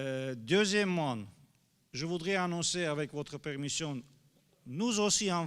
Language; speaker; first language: French; non-native, fluent; Armenian